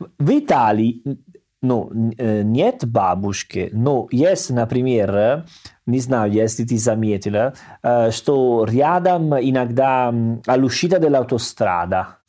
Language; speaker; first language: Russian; non-native, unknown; Italian